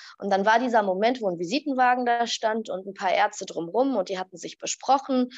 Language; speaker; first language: German; early bilingual, other home language; Arabic